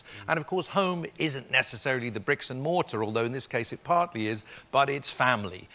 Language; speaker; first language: English; native; English